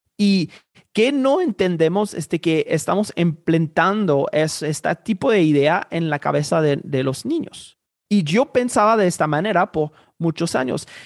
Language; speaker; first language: Spanish; non-native, fluent; Haitian Creole